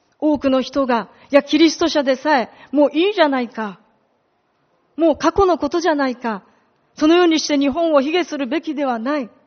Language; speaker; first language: Japanese; native; Japanese